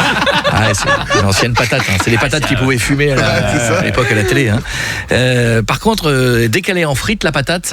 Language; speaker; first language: French; native; French